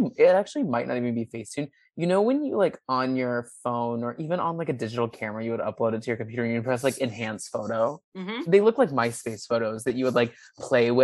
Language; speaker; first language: English; native; English